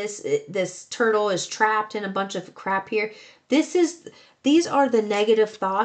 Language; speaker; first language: English; native; English